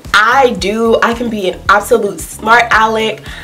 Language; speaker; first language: English; native; English